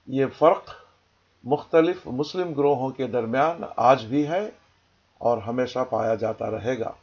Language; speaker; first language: Urdu; native; Urdu